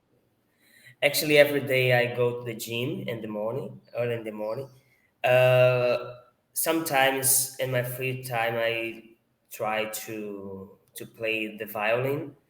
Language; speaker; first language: English; non-native, fluent; Portuguese